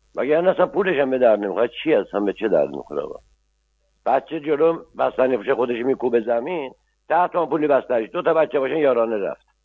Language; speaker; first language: Persian; non-native, local second language; Azerbaijani